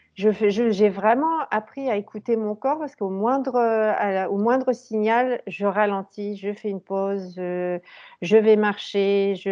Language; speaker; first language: French; native; French